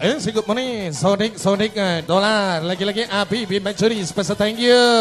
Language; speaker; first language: English; non-native, learner; Indonesian